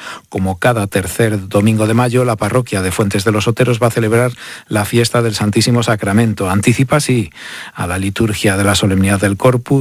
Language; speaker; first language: Spanish; native; Spanish